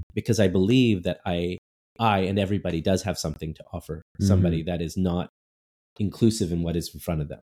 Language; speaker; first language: English; native; English